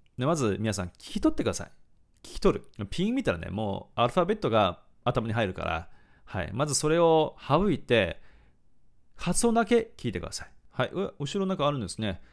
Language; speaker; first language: Japanese; non-native, fluent; Chinese